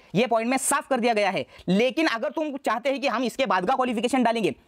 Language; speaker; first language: Hindi; non-native, local second language; Marathi